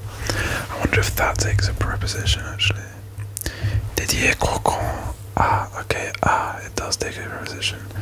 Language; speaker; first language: English; native; English